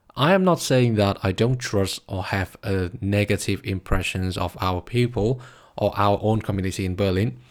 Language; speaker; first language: English; non-native, fluent; Vietnamese